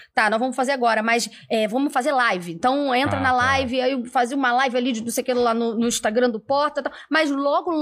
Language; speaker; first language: Portuguese; native; Portuguese